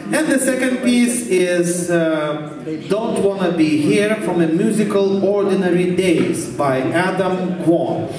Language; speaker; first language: English; non-native, fluent; Lithuanian